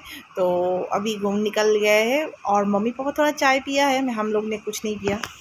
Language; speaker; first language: Hindi; non-native, local second language; Bangla